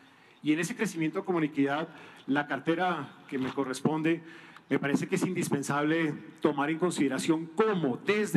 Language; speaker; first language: Spanish; native; Spanish